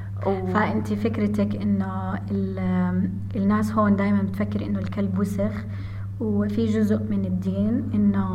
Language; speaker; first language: Arabic; native; Arabic